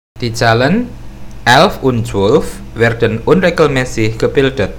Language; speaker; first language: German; non-native, fluent; Indonesian